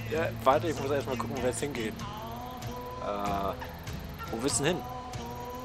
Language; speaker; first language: German; native; German